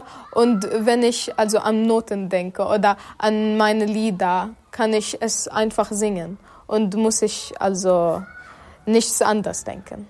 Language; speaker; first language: German; non-native, learner; Arabic